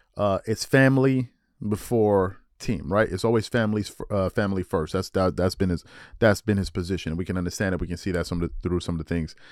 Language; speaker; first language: English; native; English